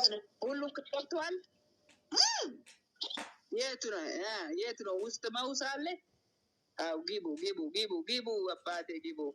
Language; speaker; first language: Amharic; non-native, local second language; Oromo